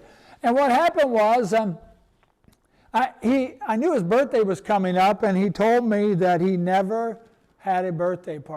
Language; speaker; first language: English; native; English